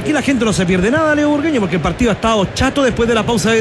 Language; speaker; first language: Spanish; native; Spanish